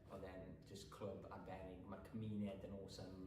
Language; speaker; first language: Welsh; non-native, local second language; English